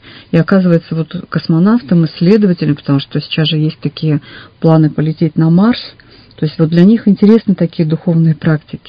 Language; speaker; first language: Russian; native; Russian